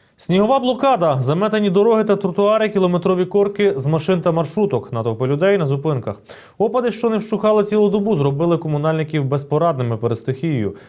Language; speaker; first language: Ukrainian; native; Ukrainian